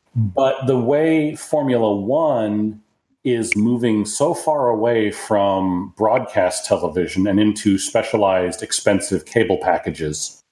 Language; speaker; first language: English; native; English